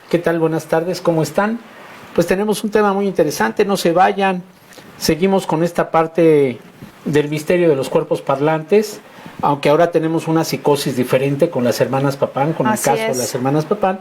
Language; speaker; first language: Spanish; native; Spanish